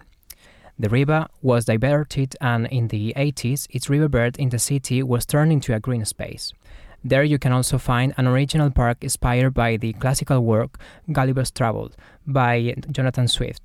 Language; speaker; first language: English; non-native, fluent; Spanish